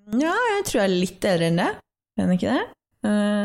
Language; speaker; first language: Norwegian; native; Norwegian